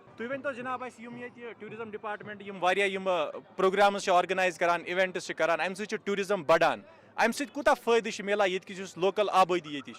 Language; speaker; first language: Hindi; non-native, local second language; Kashmiri